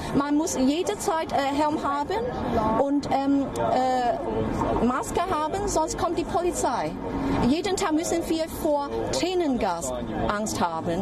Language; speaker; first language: German; non-native, learner; Cantonese